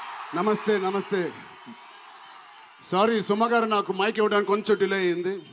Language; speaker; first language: Telugu; native; Telugu